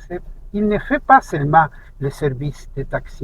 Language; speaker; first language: French; non-native, fluent; Spanish